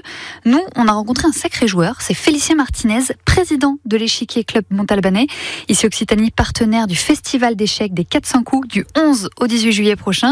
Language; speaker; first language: French; native; French